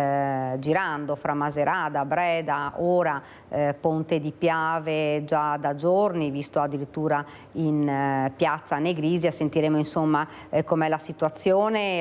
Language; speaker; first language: Italian; native; Italian